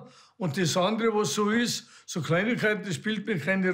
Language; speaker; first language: German; native; German